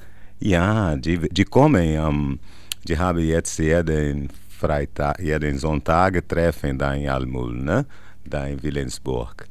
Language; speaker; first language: German; non-native, learner; Portuguese